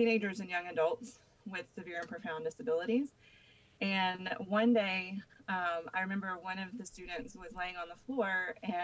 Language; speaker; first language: English; native; English